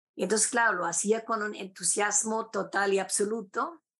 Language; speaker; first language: Spanish; non-native, fluent; German